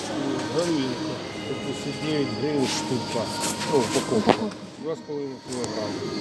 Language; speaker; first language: Russian; non-native, local second language; Ukrainian